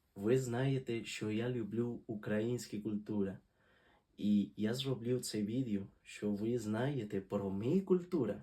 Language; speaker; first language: Ukrainian; non-native, learner; Spanish